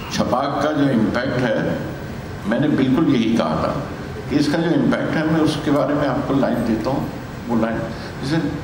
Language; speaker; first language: Hindi; native; Hindi